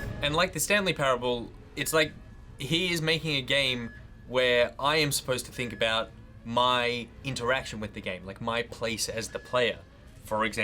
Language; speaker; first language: English; native; English